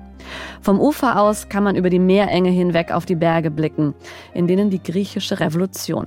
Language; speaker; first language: German; native; German